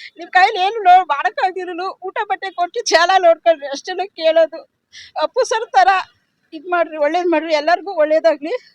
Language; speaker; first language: Kannada; native; Kannada